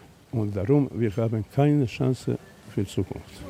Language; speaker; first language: German; non-native, fluent; Serbian